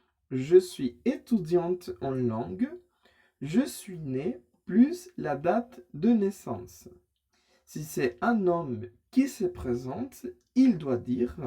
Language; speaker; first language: French; non-native, fluent; Spanish